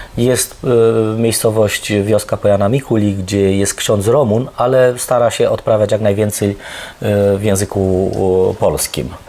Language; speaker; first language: Polish; early bilingual, heritage; Polish